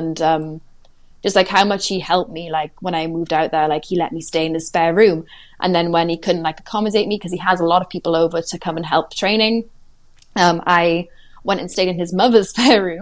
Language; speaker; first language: English; native; English